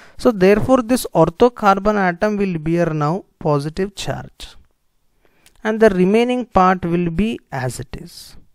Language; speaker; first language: English; non-native, local second language; Kannada